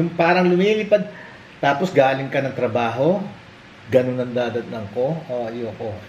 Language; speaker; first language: Filipino; native; Filipino